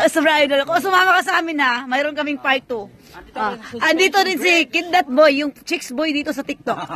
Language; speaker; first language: Filipino; non-native, local second language; Cebuano